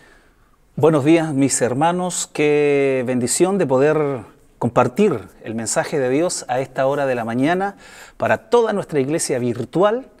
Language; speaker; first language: Spanish; native; Spanish